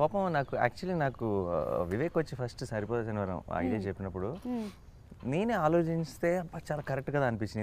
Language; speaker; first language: Telugu; native; Telugu